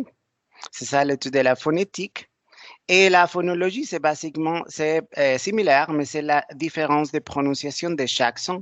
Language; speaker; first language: French; non-native, learner; Spanish